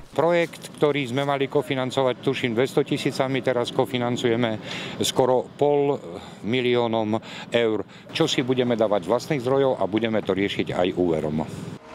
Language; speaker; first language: Slovak; native; Slovak